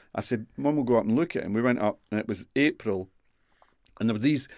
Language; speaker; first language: English; native; English